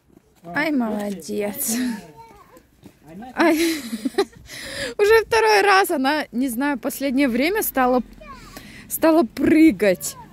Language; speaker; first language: Russian; native; Russian